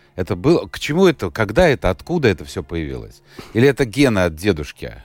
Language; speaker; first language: Russian; native; Russian